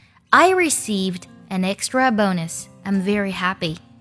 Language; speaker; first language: English; non-native, fluent; Chinese